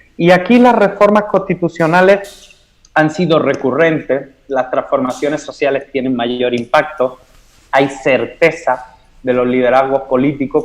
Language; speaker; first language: Spanish; native; Spanish